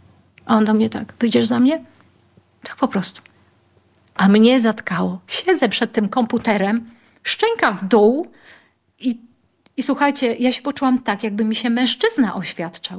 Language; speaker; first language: Polish; native; Polish